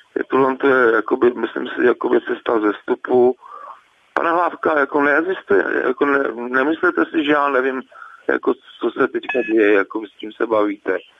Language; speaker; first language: Czech; native; Czech